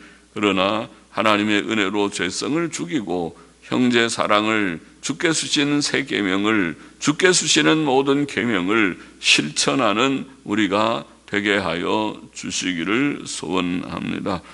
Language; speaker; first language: Korean; native; Korean